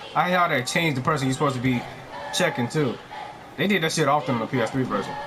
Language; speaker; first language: English; native; English